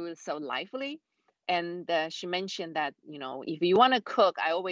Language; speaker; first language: English; non-native, fluent; Chinese